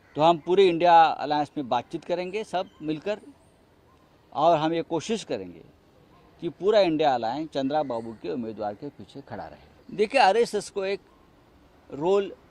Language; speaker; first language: Hindi; non-native, local second language; Marathi